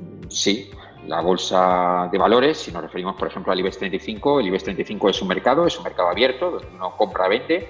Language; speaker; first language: Spanish; native; Spanish